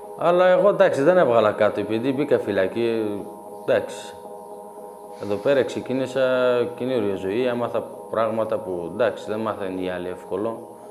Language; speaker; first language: Greek; non-native, learner; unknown